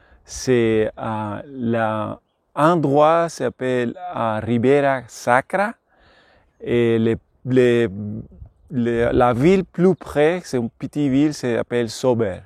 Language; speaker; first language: French; non-native, learner; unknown